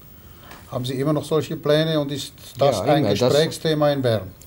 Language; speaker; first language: German; native; German